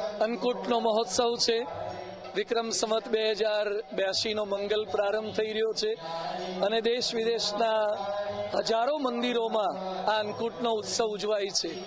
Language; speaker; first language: Gujarati; native; Gujarati